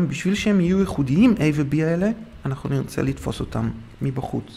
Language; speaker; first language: Hebrew; native; Hebrew